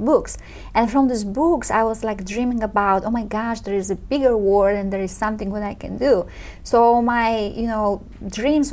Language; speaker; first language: English; non-native, fluent; Polish